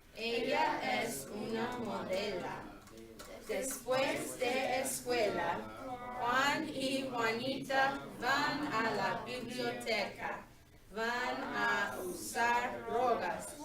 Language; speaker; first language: Spanish; non-native, learner; English